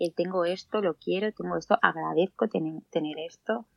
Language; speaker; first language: Spanish; native; Spanish